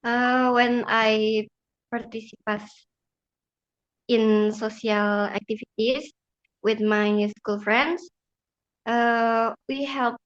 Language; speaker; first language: English; non-native, learner; Indonesian